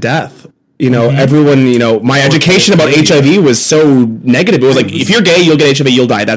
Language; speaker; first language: English; native; English